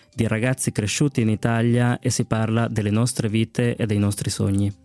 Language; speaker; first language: Italian; early bilingual, other home language; Spanish